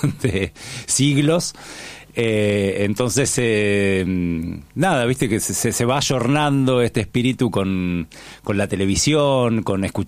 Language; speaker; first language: Spanish; native; Spanish